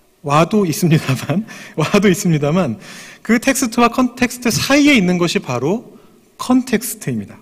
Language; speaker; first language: Korean; native; Korean